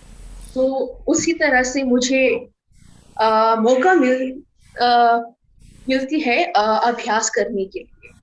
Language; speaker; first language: Hindi; non-native, fluent; English